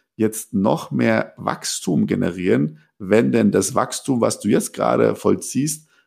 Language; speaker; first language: German; early bilingual, other home language; Persian